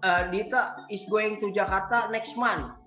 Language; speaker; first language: English; non-native, learner; Indonesian